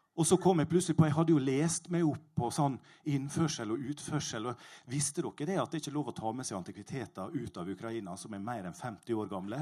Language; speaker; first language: Norwegian; native; Norwegian